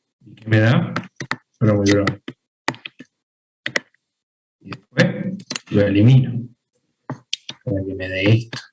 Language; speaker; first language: Spanish; native; Spanish